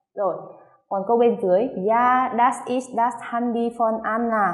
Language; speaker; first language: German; non-native, fluent; Vietnamese